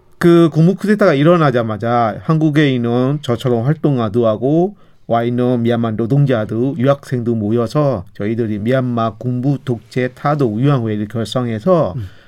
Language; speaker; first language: Korean; non-native, fluent; Burmese